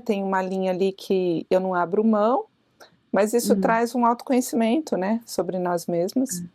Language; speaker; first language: Portuguese; native; Portuguese